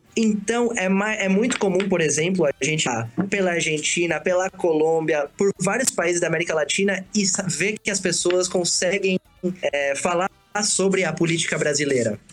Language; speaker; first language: Portuguese; early bilingual, other home language; Spanish